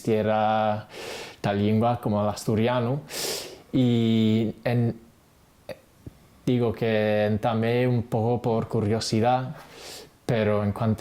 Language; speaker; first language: Spanish; non-native, fluent; English